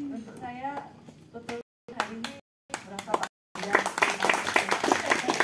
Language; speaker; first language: Indonesian; non-native, learner; Japanese